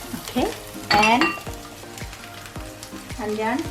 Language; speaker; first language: English; non-native, learner; Thai